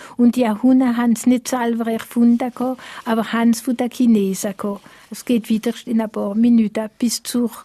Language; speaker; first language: German; non-native, local second language; Swiss German